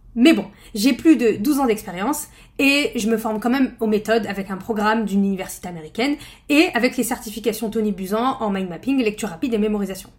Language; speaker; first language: French; native; French